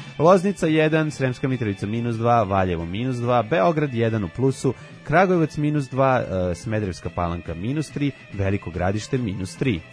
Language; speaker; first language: Serbian; native; Serbian